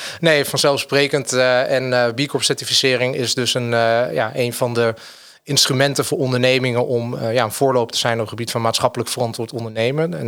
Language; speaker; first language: Dutch; native; Dutch